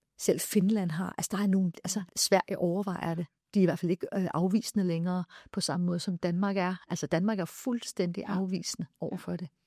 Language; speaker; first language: Danish; early bilingual, other home language; Arabic